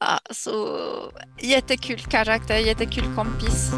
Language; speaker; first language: Swedish; non-native, fluent; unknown